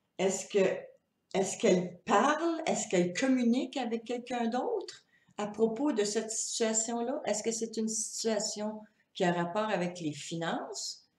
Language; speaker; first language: French; native; French